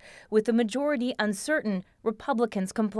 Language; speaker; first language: English; native; English